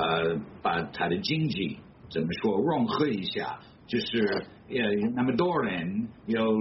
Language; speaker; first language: Chinese; non-native, fluent; English